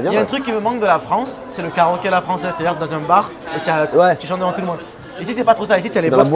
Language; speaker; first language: French; native; French